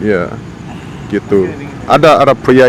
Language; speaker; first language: Indonesian; non-native, fluent; English